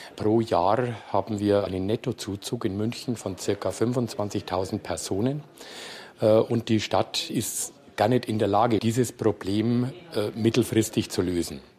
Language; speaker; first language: German; non-native, fluent; Slovenian